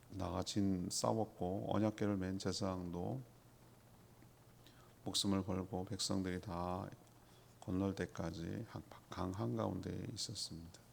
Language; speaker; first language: Korean; native; Korean